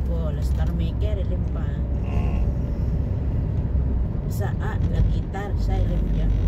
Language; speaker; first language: French; non-native, fluent; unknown